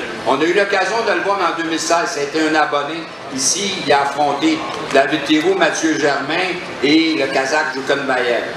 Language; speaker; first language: French; native; French